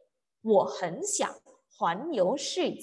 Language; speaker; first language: Chinese; non-native, fluent; Indonesian